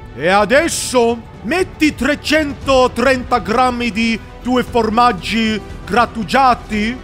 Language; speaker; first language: Italian; non-native, learner; Swedish